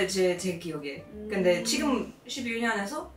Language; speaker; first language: Korean; non-native, fluent; English